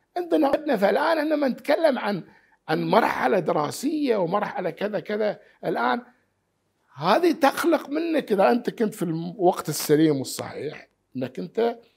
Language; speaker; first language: Arabic; native; Arabic